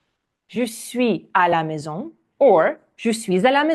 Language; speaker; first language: French; non-native, fluent; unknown